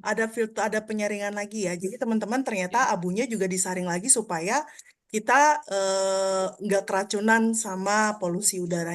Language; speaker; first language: Indonesian; native; Indonesian